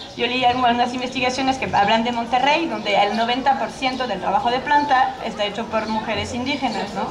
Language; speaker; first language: Spanish; non-native, fluent; French